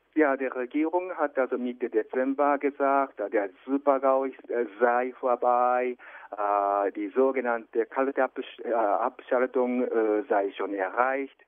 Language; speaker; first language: German; non-native, fluent; Japanese